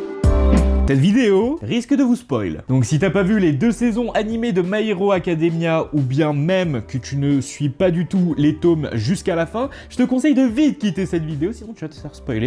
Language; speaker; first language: French; native; French